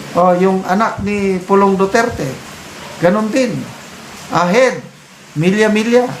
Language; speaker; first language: Filipino; non-native, local second language; Cebuano